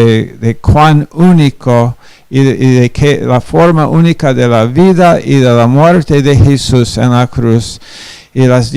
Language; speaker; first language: Spanish; non-native, fluent; English